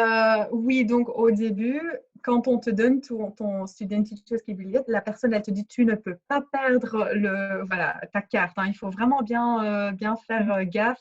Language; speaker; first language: French; early bilingual, other home language; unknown